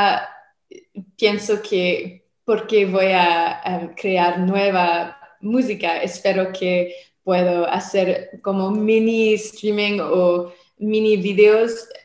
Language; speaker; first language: Spanish; non-native, learner; French